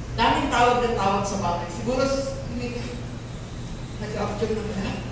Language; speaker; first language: Filipino; native; Filipino